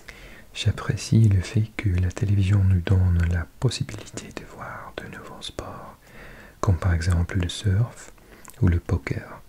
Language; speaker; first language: French; non-native, learner; English